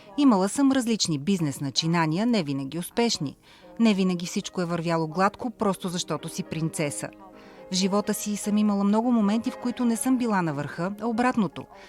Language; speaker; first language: Bulgarian; early bilingual, heritage; Bulgarian